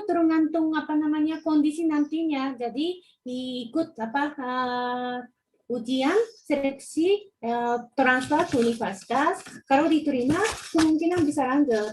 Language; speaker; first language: Indonesian; non-native, fluent; Japanese